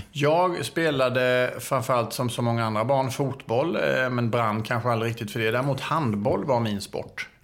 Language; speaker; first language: Swedish; native; Swedish